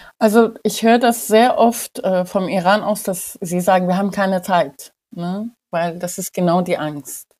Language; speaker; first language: German; non-native, fluent; Persian